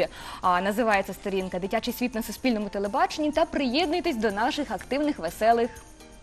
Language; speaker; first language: Ukrainian; native; Ukrainian